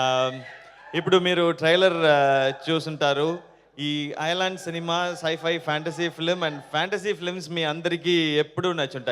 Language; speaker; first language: Telugu; non-native, learner; Tamil